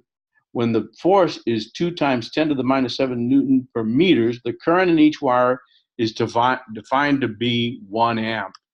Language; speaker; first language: English; native; English